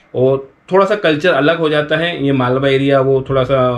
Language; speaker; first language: Hindi; native; Hindi